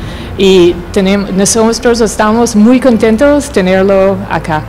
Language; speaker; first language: Spanish; non-native, fluent; English